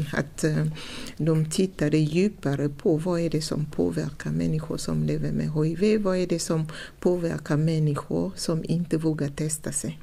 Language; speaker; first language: Swedish; non-native, fluent; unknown